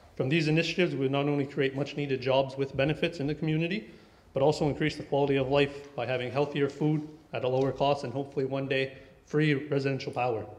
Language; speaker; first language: English; native; English